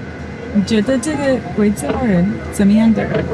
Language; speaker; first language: Chinese; non-native, learner; English